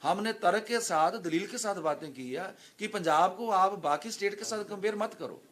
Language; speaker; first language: Hindi; non-native, local second language; Punjabi